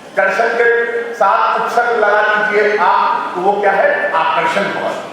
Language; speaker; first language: Hindi; native; Hindi